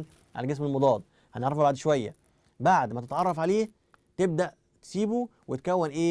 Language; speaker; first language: Arabic; native; Arabic